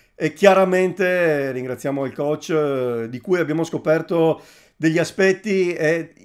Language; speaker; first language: Italian; native; Italian